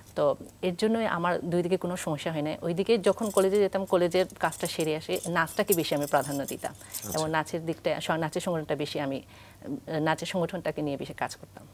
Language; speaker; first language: Bangla; non-native, local second language; Manipuri